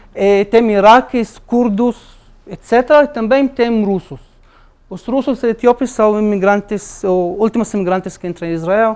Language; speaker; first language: Portuguese; non-native, fluent; Arabic